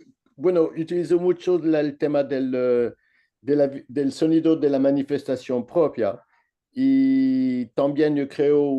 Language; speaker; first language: Spanish; non-native, learner; French